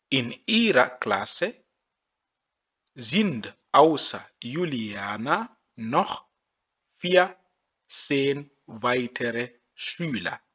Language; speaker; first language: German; non-native, fluent; French